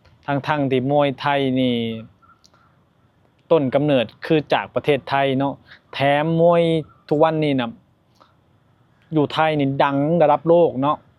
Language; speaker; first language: Thai; non-native, local second language; Lao